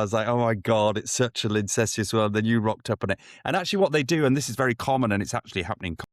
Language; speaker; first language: English; native; English